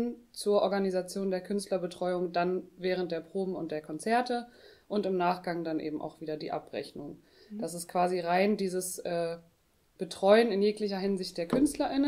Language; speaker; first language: German; native; German